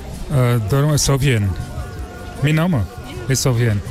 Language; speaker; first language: German; non-native, learner; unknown